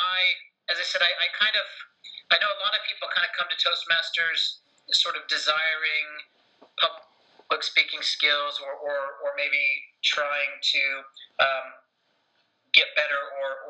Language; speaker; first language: English; native; English